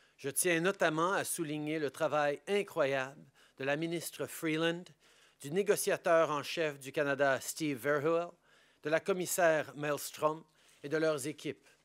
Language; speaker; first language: French; native; French